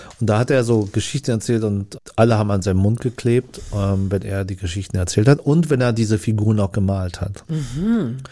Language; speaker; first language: German; early bilingual, other home language; Vietnamese